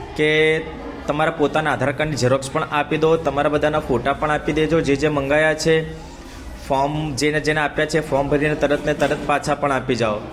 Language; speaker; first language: Gujarati; native; Gujarati